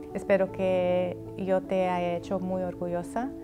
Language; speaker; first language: Spanish; early bilingual, heritage; Spanish